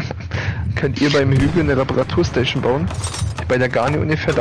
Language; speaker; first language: German; native; German